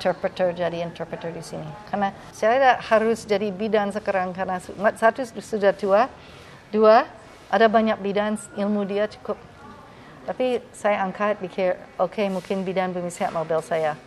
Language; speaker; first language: Indonesian; non-native, fluent; English